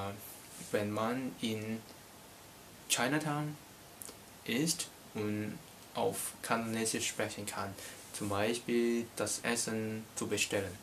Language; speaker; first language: German; non-native, learner; Cantonese